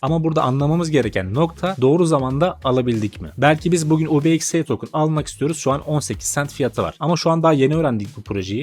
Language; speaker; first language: Turkish; native; Turkish